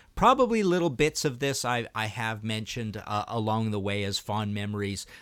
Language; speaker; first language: English; early bilingual, other home language; Russian